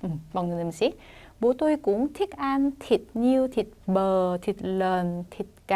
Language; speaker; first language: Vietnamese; non-native, fluent; Korean